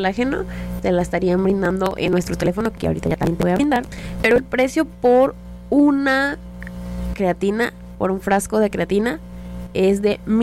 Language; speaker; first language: Spanish; native; Spanish